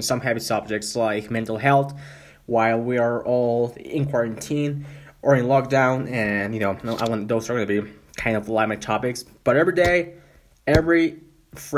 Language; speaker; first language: English; non-native, fluent; Spanish